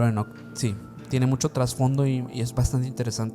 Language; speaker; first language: Spanish; native; Spanish